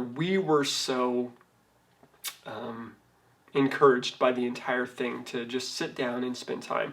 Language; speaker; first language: English; native; English